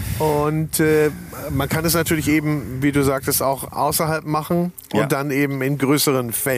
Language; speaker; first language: German; native; German